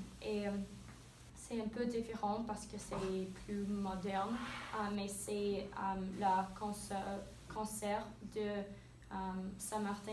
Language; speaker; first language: French; non-native, learner; English